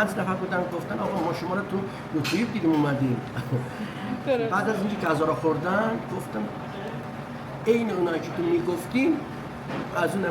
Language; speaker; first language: Persian; non-native, local second language; Azerbaijani